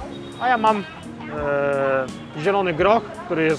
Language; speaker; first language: Polish; native; Polish